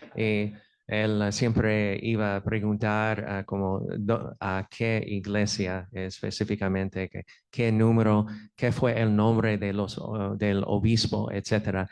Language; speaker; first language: Spanish; non-native, fluent; English